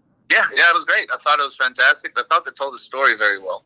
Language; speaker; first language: English; early bilingual, other home language; Spanish